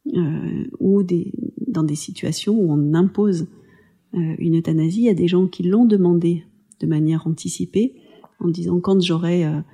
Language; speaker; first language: French; native; French